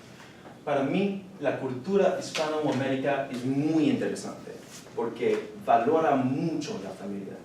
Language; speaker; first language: Spanish; non-native, learner; English